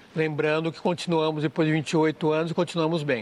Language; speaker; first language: Portuguese; native; Portuguese